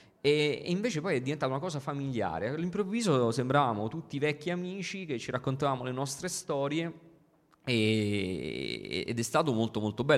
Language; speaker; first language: Italian; native; Italian